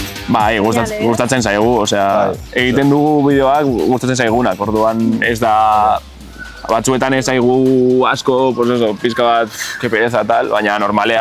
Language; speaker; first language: Basque; non-native, local second language; Spanish